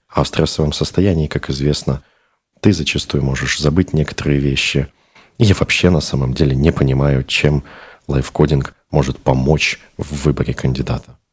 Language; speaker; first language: Russian; native; Russian